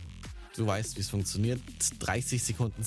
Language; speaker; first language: German; native; German